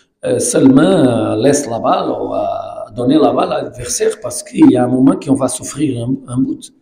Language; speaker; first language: French; non-native, fluent; Portuguese